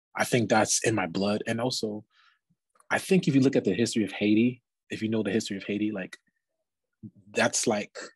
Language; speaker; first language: English; native; English